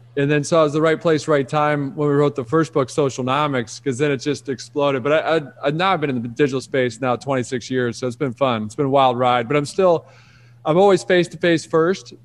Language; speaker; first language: English; native; English